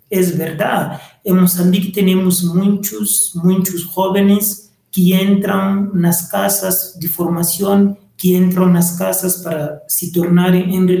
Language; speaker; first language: Spanish; non-native, learner; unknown